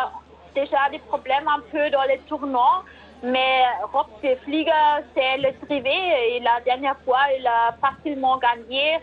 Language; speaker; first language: French; non-native, fluent; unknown